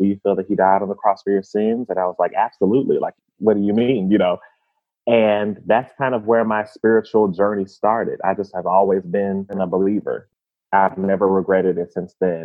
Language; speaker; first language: English; native; English